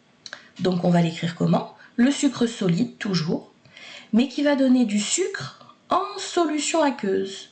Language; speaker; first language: French; native; French